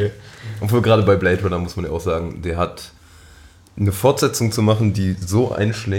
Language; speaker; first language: German; native; German